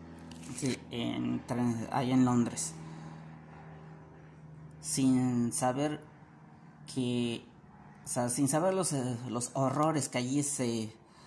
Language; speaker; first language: Spanish; native; Spanish